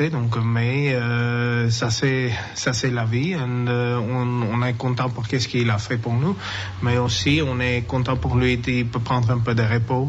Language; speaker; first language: French; non-native, learner; English